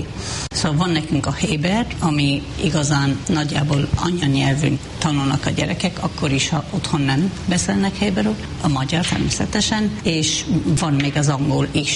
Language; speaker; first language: Hungarian; non-native, fluent; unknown